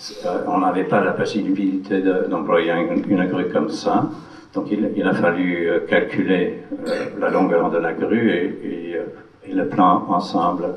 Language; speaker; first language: French; non-native, fluent; English